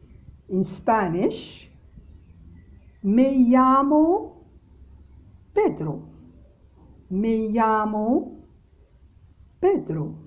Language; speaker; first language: Spanish; non-native, learner; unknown